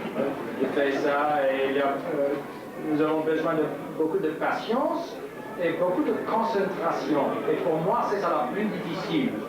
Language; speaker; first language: French; non-native, learner; English